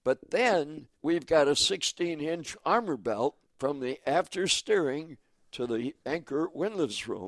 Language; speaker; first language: English; native; English